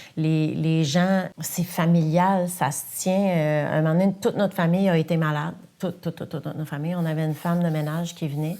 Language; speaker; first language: French; non-native, local second language; English